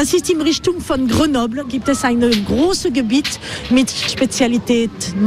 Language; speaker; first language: German; non-native, learner; French